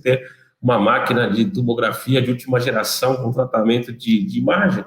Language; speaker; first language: Portuguese; native; Portuguese